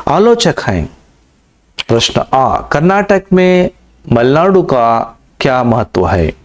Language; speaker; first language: Hindi; non-native, local second language; Kannada